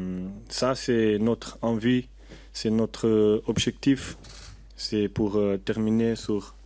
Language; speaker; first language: French; non-native, learner; Portuguese